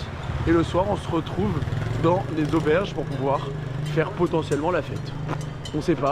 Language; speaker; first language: French; native; French